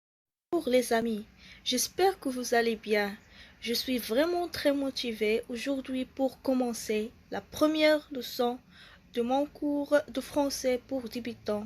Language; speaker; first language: French; non-native, local second language; Arabic